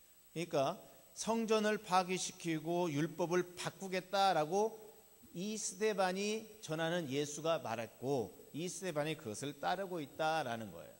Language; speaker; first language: Korean; native; Korean